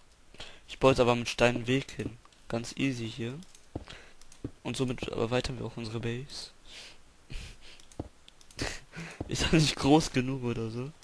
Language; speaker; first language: German; native; German